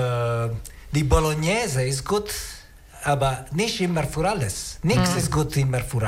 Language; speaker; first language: German; non-native, learner; Italian